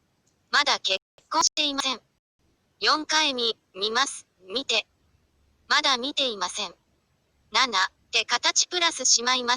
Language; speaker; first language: Japanese; non-native, fluent; Chinese